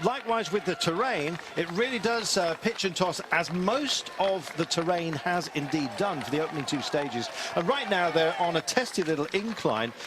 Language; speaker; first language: English; native; English